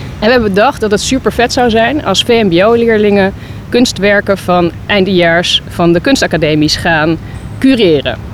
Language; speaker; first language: Dutch; native; Dutch